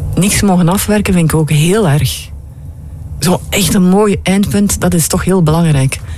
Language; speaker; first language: Dutch; native; Dutch